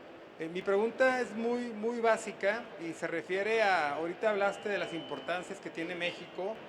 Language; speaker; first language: Spanish; native; Spanish